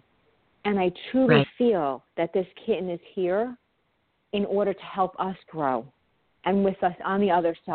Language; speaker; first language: English; native; English